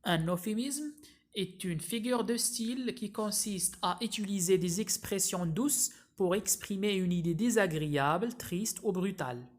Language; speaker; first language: French; non-native, local second language; Arabic